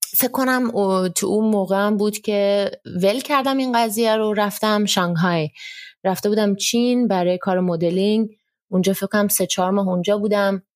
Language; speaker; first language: Persian; early bilingual, heritage; Persian